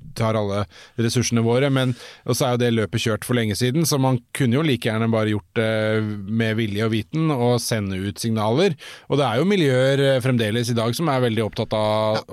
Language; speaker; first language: Norwegian; native; Norwegian